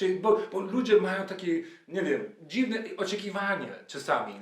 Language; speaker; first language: Polish; non-native, learner; English